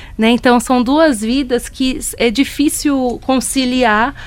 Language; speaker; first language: Portuguese; native; Portuguese